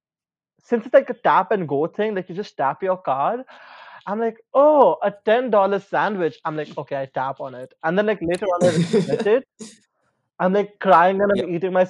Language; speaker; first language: English; non-native, local second language; Hindi